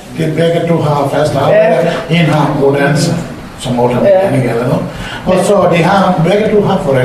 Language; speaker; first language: Danish; non-native, fluent; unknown